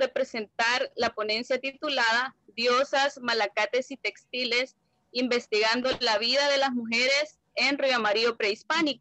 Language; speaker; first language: Spanish; native; Spanish